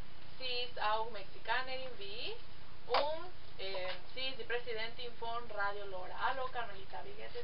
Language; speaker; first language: German; non-native, learner; Spanish